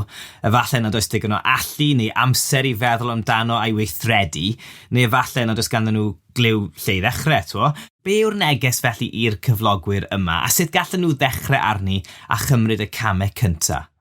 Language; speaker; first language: Welsh; native; Welsh